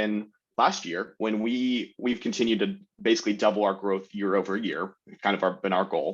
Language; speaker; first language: English; native; English